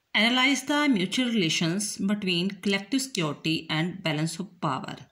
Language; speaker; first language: Hindi; non-native, local second language; Punjabi